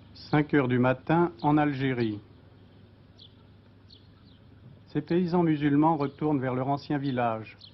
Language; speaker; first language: French; native; French